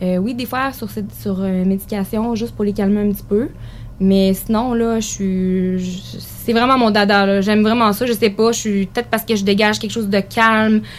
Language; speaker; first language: French; native; French